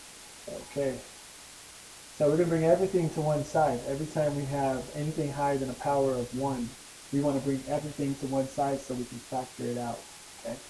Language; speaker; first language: English; native; English